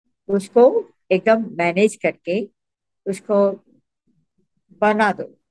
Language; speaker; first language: Hindi; non-native, local second language; Tamil